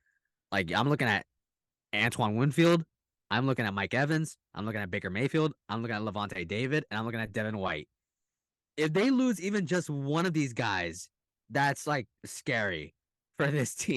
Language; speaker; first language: English; native; English